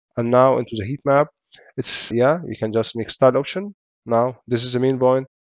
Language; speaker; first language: English; non-native, fluent; Arabic